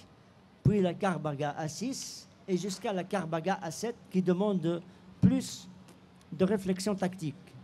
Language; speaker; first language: French; non-native, local second language; Arabic